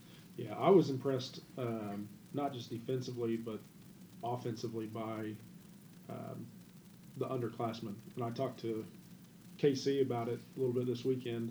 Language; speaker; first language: English; native; English